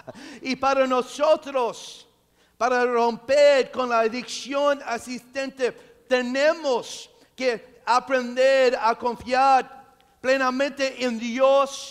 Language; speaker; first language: Spanish; non-native, local second language; English